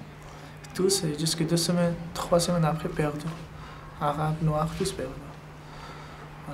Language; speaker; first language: French; non-native, learner; Persian